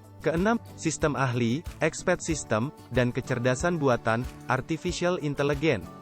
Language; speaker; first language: Indonesian; native; Indonesian